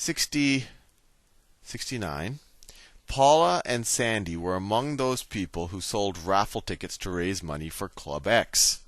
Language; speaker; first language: English; native; English